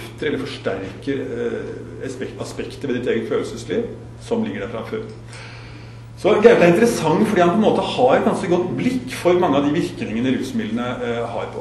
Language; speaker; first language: Norwegian; native; Norwegian